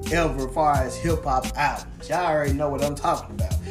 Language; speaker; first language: English; native; English